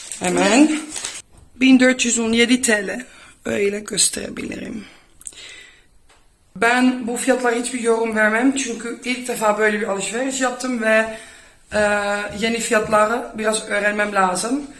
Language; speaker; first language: Turkish; non-native, fluent; Dutch